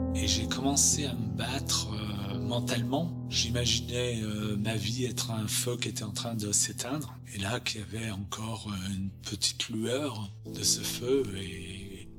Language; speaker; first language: French; native; French